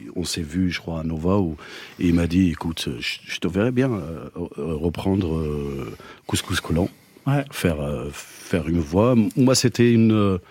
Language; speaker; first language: French; native; French